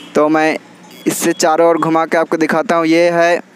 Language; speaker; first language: Hindi; native; Hindi